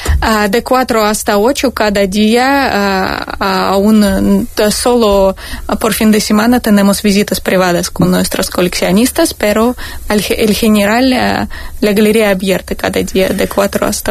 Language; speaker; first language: Spanish; non-native, fluent; Russian